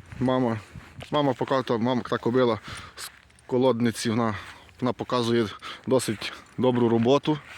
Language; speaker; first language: Ukrainian; native; Ukrainian